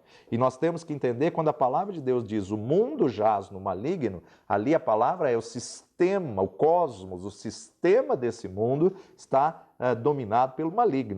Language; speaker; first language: Portuguese; native; Portuguese